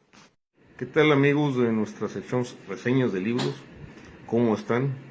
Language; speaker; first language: Spanish; native; Spanish